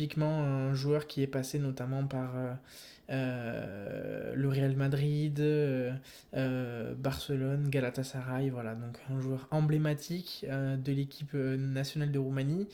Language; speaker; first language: French; native; French